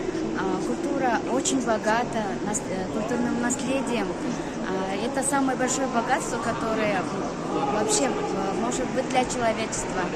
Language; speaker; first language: Russian; non-native, local second language; Kyrgyz